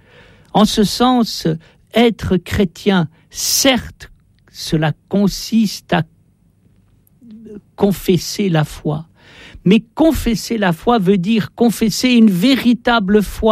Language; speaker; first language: French; native; French